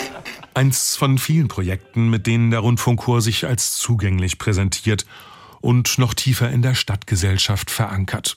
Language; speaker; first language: German; native; German